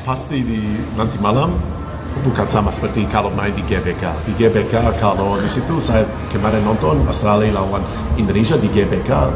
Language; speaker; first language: Indonesian; non-native, fluent; English